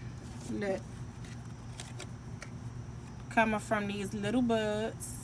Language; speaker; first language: English; native; English